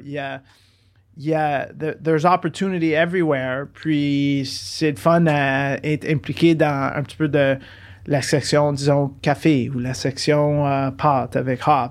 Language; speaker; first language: French; early bilingual, heritage; French